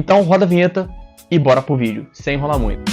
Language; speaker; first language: Portuguese; native; Portuguese